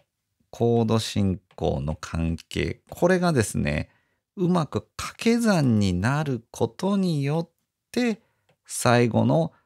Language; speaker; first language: Japanese; native; Japanese